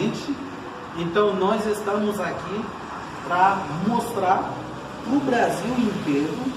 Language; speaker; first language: Portuguese; non-native, fluent; Haitian Creole